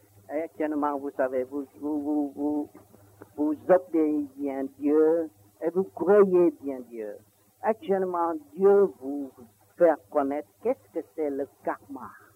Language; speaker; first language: French; non-native, learner; Vietnamese